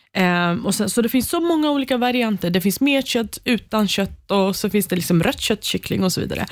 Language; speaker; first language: Swedish; early bilingual, other home language; Central Kurdish